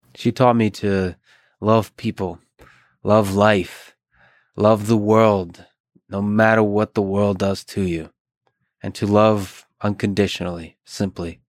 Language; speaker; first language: English; early bilingual, other home language; Russian